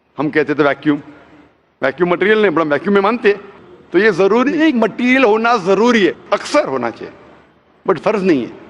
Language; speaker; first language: Hindi; non-native, local second language; Konkani